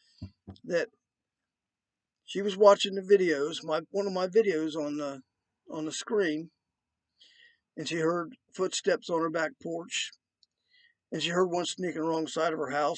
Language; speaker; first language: English; native; English